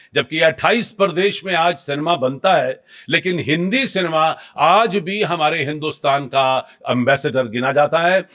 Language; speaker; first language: Hindi; native; Hindi